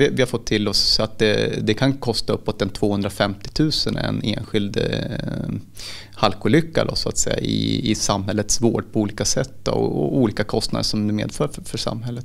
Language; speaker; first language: Swedish; native; Swedish